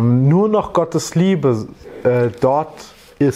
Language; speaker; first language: German; native; German